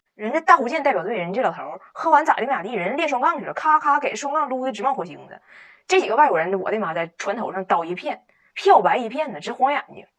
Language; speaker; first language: Chinese; native; Chinese